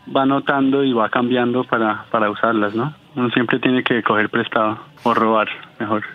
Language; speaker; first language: Spanish; early bilingual, heritage; Spanish